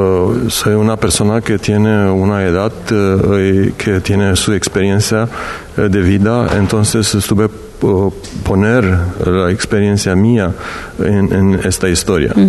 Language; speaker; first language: Spanish; non-native, learner; Romanian